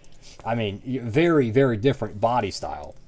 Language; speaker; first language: English; native; English